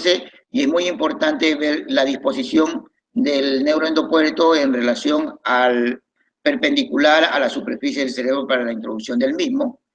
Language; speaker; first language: Spanish; native; Spanish